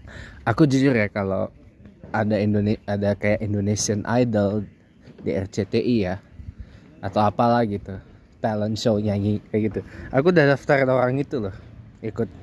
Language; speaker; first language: Indonesian; native; Indonesian